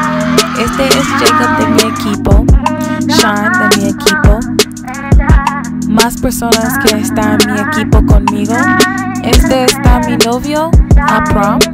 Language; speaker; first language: Spanish; non-native, learner; English